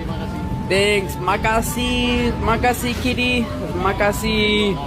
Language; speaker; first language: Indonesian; non-native, learner; English